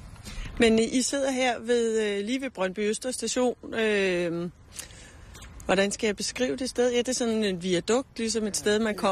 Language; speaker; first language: Danish; native; Danish